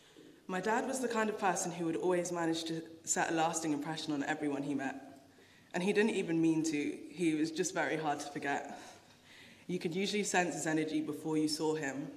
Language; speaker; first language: English; native; English